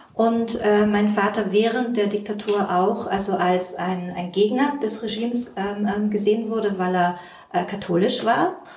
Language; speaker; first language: German; early bilingual, other home language; Korean